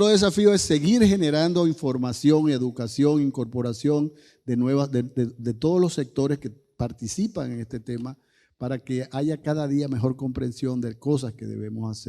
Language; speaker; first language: Spanish; native; Spanish